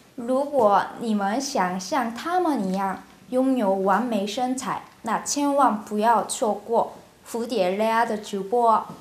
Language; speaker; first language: Chinese; non-native, fluent; Korean